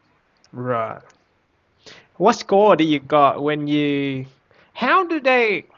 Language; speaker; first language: English; non-native, fluent; Vietnamese